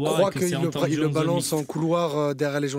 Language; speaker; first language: French; native; French